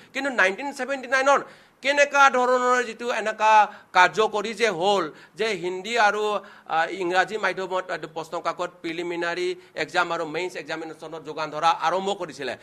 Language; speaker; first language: Assamese; non-native, local second language; Manipuri